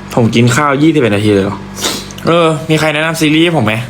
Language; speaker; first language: Thai; native; Thai